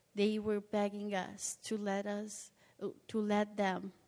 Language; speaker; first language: English; non-native, fluent; Romanian